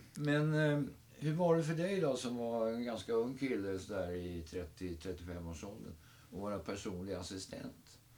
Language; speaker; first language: Swedish; native; Swedish